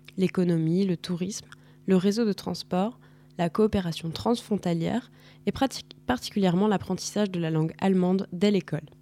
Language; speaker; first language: French; native; French